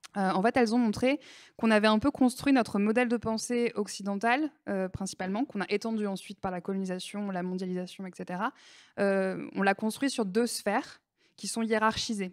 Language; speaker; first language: French; native; French